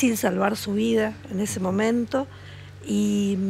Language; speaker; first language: Spanish; native; Spanish